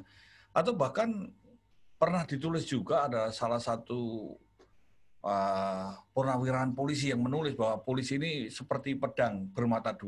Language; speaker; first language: Indonesian; native; Indonesian